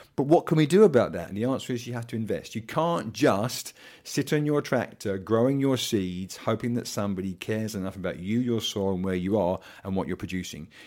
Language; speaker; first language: English; native; English